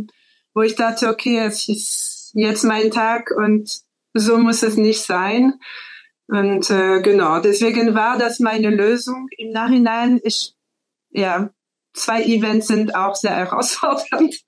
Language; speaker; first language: German; non-native, fluent; French